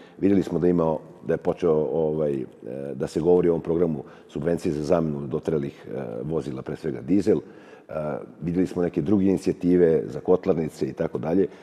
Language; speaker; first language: Serbian; native; Serbian